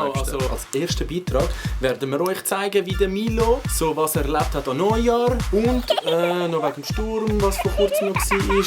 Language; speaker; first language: German; native; German